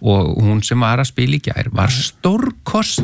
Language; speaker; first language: Icelandic; native; Icelandic